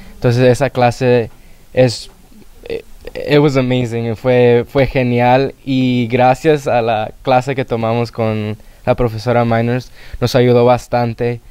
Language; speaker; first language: Spanish; early bilingual, heritage; Spanish